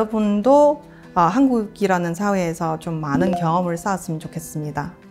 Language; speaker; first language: Korean; non-native, fluent; Chinese